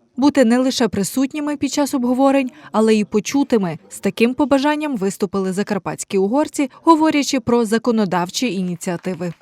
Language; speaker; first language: Ukrainian; native; Ukrainian